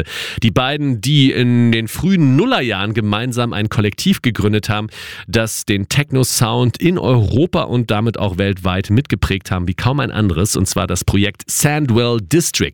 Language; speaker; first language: German; native; German